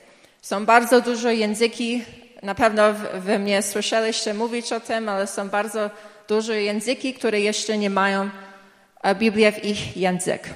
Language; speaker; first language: Polish; early bilingual, heritage; English